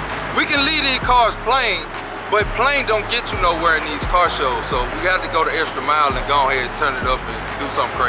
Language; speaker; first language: English; native; English